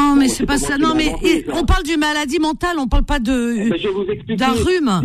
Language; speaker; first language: French; native; French